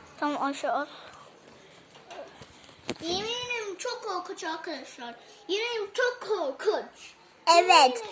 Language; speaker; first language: Turkish; early bilingual, heritage; Turkish